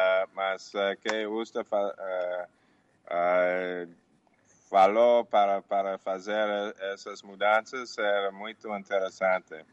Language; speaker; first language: Portuguese; non-native, learner; English